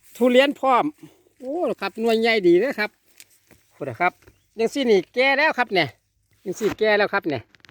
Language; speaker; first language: Thai; native; Thai